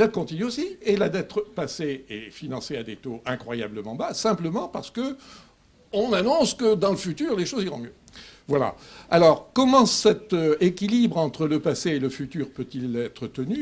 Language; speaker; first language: French; native; French